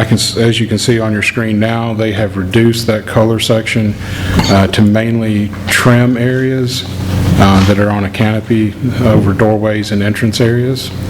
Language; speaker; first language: English; native; English